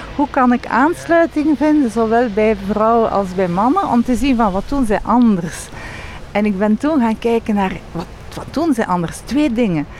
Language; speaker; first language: Dutch; non-native, local second language; French